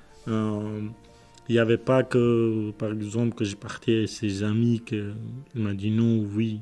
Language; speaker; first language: French; non-native, learner; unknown